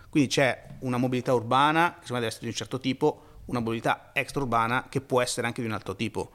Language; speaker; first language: Italian; native; Italian